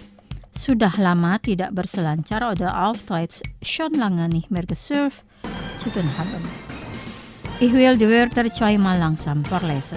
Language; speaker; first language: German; non-native, fluent; Indonesian